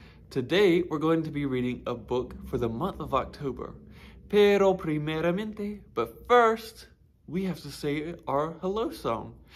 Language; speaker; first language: English; native; English